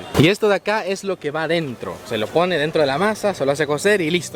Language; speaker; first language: Spanish; native; Spanish